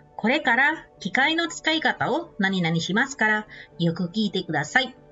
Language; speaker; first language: Japanese; non-native, fluent; Indonesian